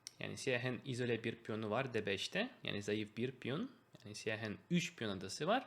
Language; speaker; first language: Turkish; non-native, fluent; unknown